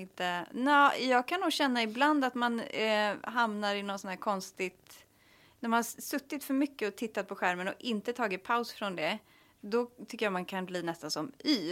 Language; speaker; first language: Swedish; native; Swedish